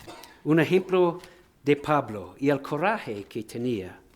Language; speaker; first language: Spanish; non-native, fluent; English